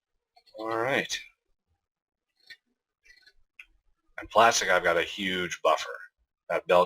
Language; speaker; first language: English; native; English